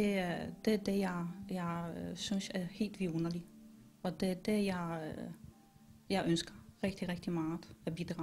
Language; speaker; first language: Danish; non-native, fluent; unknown